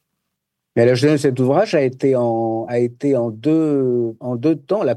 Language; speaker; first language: French; native; French